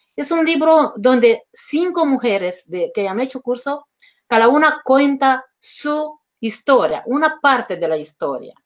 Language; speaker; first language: Spanish; non-native, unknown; Romanian